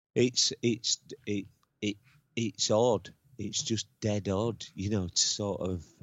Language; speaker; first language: English; native; English